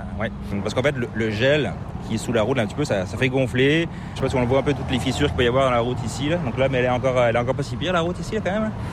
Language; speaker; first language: French; native; French